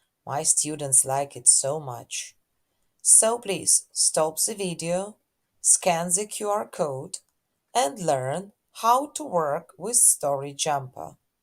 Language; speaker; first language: English; non-native, fluent; Ukrainian